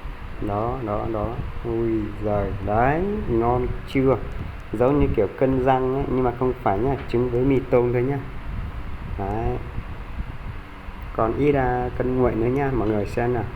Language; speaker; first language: Vietnamese; non-native, local second language; Hmong